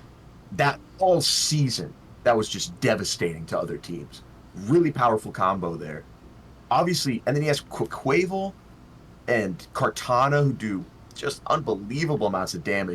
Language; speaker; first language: English; native; English